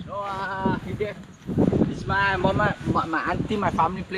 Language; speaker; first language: English; non-native, local second language; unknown